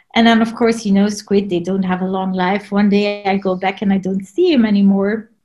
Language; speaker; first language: English; non-native, fluent; Dutch